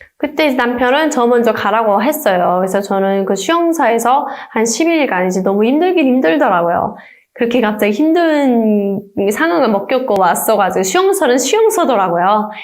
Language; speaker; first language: Korean; native; Korean